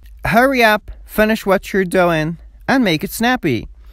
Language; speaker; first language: English; non-native, fluent; Persian